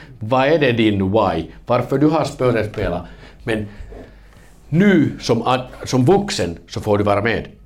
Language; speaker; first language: Swedish; non-native, local second language; Finnish